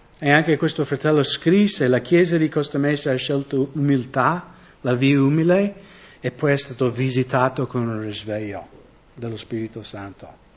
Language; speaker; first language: Italian; non-native, fluent; English